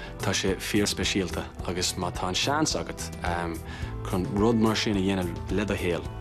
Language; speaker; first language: Irish; non-native, local second language; English